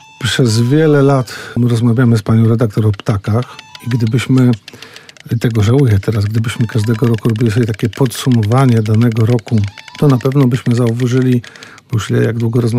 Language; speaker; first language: Polish; native; Polish